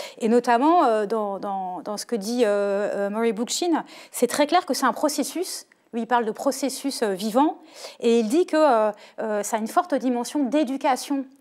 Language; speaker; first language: French; native; French